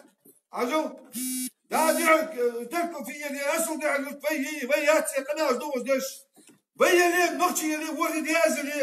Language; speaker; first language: Russian; non-native, local second language; Ingush